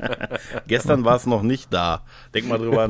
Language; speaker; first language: German; native; German